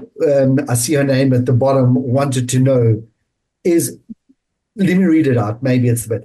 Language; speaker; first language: English; native; English